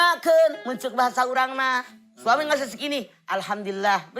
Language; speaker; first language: Indonesian; native; Indonesian